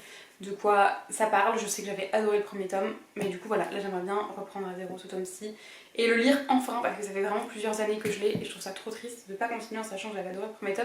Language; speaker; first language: French; native; French